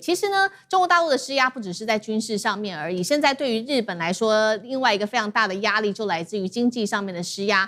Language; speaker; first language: Chinese; native; Chinese